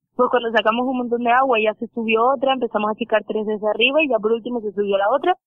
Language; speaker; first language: Spanish; native; Spanish